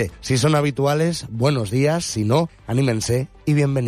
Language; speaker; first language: Spanish; native; Spanish